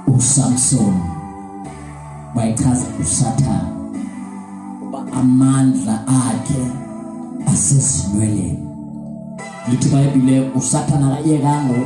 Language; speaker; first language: Zulu; non-native, local second language; Xhosa